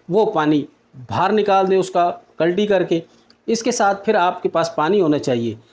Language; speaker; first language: Urdu; native; Urdu